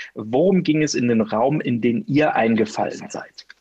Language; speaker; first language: German; native; German